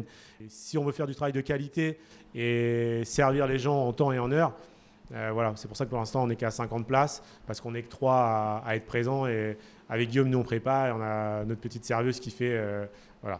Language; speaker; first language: French; native; French